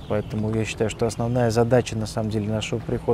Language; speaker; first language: Russian; native; Russian